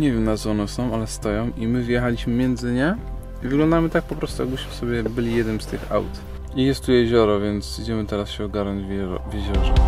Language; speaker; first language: Polish; native; Polish